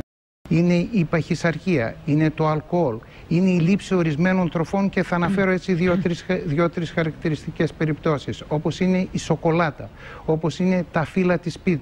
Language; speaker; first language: Greek; native; Greek